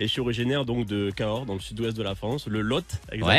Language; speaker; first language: French; native; French